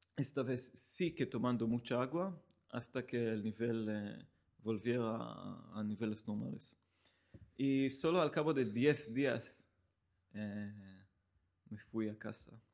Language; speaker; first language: Spanish; non-native, learner; Hebrew